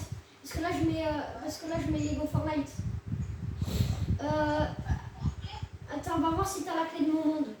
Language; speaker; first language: French; native; French